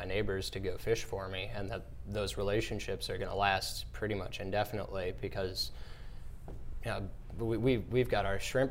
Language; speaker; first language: English; native; English